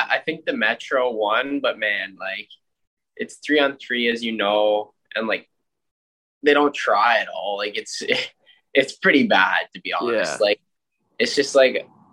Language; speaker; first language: English; native; English